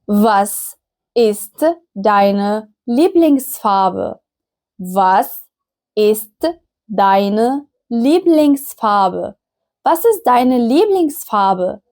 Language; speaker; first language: German; non-native, fluent; Arabic